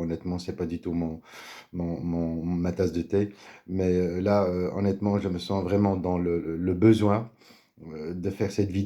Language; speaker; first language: French; native; French